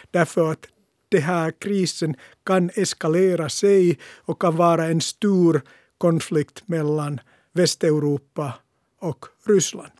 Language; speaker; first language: Swedish; non-native, local second language; Finnish